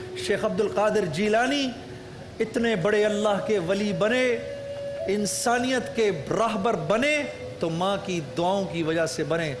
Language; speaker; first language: Urdu; native; Urdu